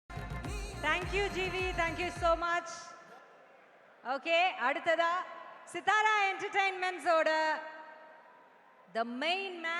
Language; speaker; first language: Tamil; native; Tamil